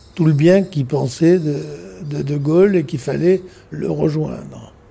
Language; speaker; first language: French; native; French